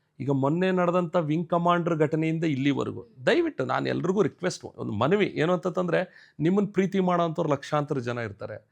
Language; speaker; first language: Kannada; native; Kannada